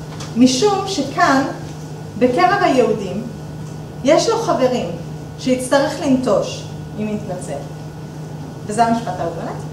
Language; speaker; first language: Hebrew; native; Hebrew